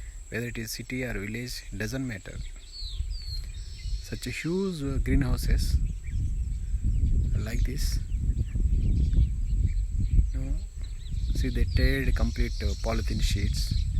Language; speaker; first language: English; non-native, local second language; Telugu